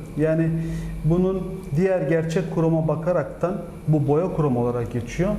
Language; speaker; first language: Turkish; early bilingual, heritage; Turkish